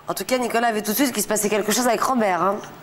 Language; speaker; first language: French; native; French